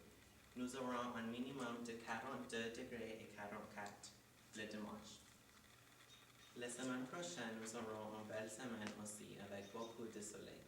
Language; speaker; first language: French; non-native, learner; English